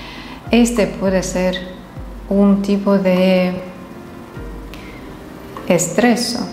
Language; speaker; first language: Spanish; non-native, fluent; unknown